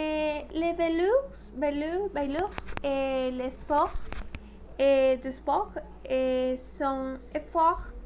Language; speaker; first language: French; non-native, learner; Spanish